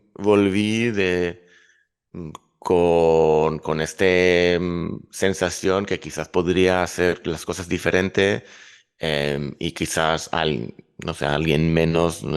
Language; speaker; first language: Spanish; non-native, fluent; Hebrew